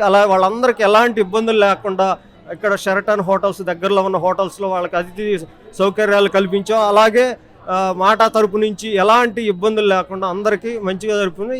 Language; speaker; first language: Telugu; native; Telugu